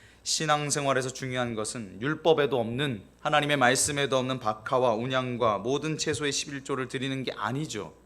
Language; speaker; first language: Korean; native; Korean